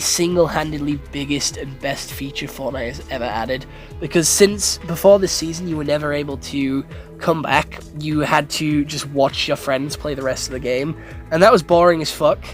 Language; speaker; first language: English; native; English